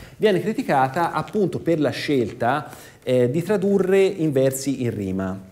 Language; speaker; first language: Italian; native; Italian